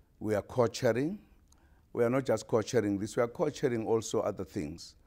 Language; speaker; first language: English; non-native, local second language; Zulu